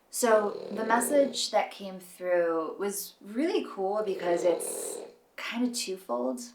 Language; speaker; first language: English; native; English